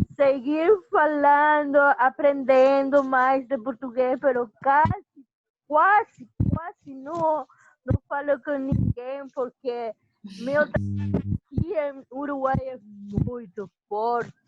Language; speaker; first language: Portuguese; non-native, learner; Spanish